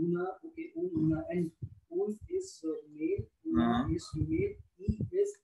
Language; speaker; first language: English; non-native, local second language; Hindi